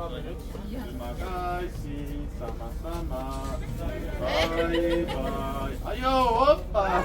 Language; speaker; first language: Indonesian; non-native, learner; Turkish